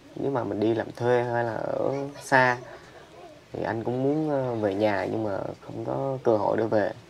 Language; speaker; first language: Vietnamese; native; Vietnamese